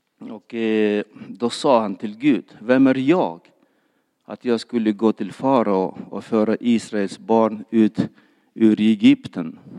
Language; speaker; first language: Swedish; non-native, fluent; Kyrgyz